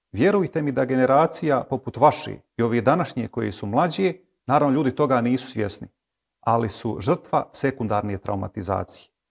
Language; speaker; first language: Croatian; native; Croatian